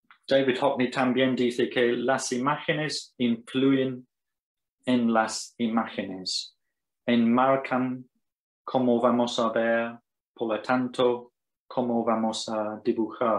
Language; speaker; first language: Spanish; non-native, fluent; English